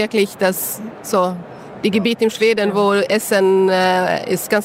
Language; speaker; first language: German; non-native, learner; Swedish